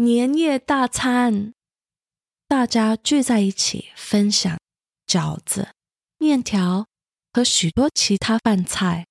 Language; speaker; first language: Chinese; early bilingual, heritage; Chinese